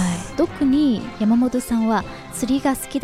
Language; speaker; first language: Japanese; non-native, fluent; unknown